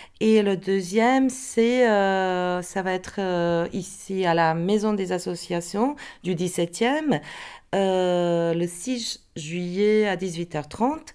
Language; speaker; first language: French; non-native, fluent; Croatian